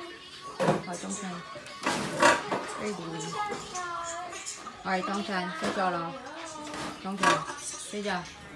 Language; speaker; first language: Chinese; early bilingual, heritage; Chinese